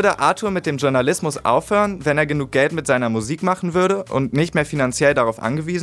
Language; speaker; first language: German; native; German